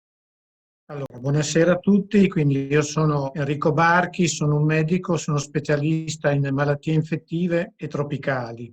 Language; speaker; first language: Italian; native; Italian